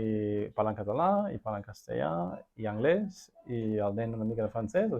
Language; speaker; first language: Catalan; non-native, fluent; German